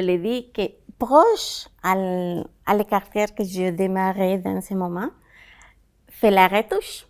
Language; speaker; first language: French; non-native, learner; Spanish